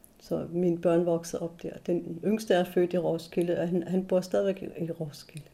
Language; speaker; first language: Danish; non-native, local second language; Kalaallisut